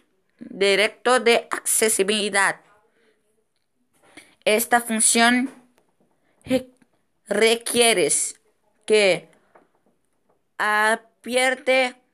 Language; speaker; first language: Spanish; non-native, fluent; Portuguese